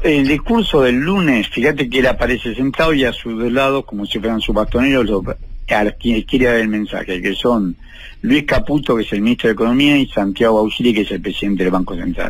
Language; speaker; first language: Spanish; native; Spanish